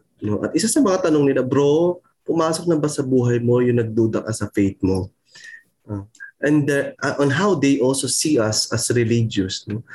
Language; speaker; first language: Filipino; non-native, local second language; Pampanga